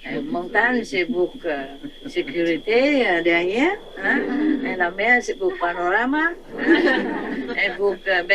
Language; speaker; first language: French; non-native, learner; Vietnamese